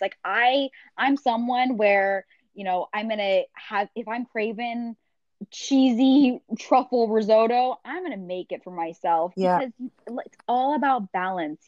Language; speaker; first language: English; native; English